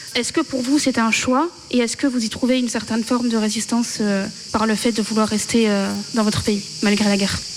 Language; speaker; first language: French; native; French